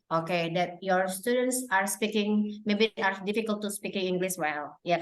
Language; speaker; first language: English; non-native, learner; Indonesian